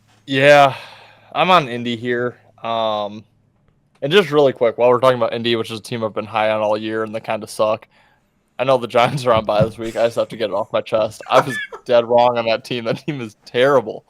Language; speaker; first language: English; native; English